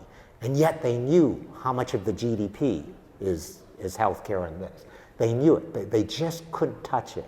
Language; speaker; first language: English; native; English